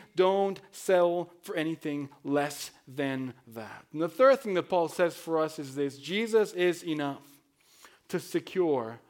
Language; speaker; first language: English; non-native, fluent; Spanish